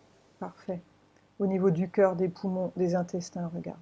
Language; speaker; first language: French; native; French